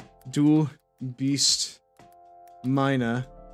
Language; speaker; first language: German; non-native, learner; English